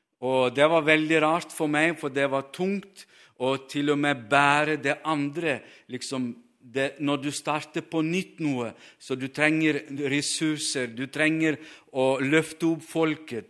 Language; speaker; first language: Norwegian; non-native, fluent; Ukrainian